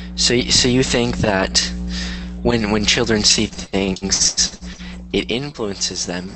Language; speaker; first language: English; native; English